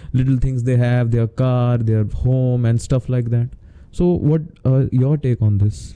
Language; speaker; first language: Hindi; native; Hindi